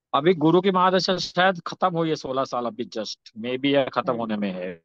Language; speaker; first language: Hindi; non-native, local second language; Gujarati